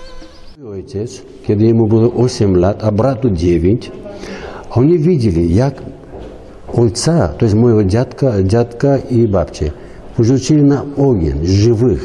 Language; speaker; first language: Polish; non-native, learner; Armenian